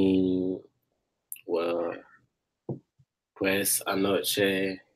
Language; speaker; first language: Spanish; non-native, learner; English